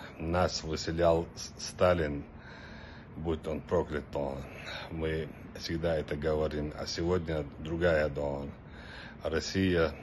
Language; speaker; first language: Russian; non-native, local second language; Chechen